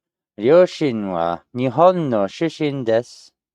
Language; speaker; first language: Japanese; non-native, learner; English